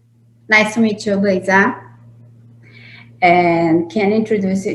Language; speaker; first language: English; non-native, learner; Portuguese